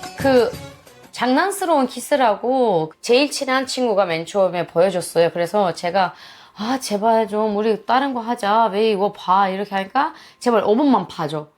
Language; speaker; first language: Korean; non-native, fluent; Turkish